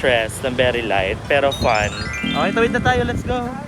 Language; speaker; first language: Filipino; non-native, local second language; Bikol